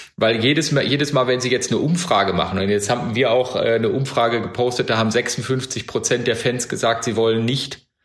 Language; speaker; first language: German; native; German